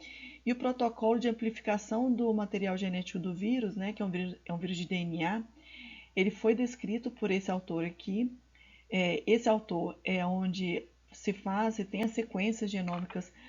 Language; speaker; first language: Portuguese; native; Portuguese